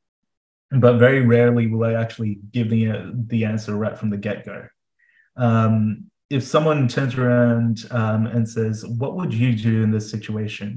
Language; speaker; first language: English; native; English